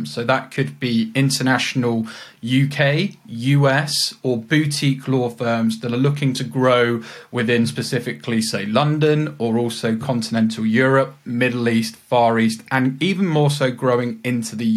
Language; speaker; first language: English; native; English